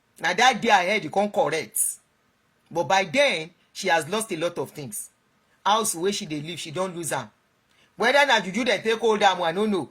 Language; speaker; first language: Nigerian Pidgin; non-native, local second language; Yoruba